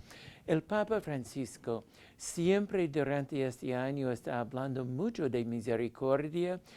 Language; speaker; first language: Spanish; non-native, fluent; English